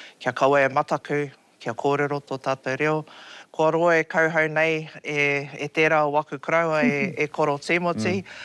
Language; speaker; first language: Māori; non-native, local second language; English